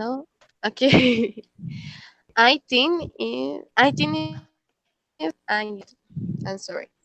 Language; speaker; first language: English; non-native, learner; Spanish